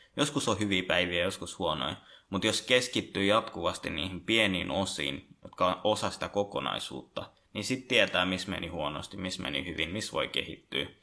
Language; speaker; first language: Finnish; early bilingual, other home language; Bangla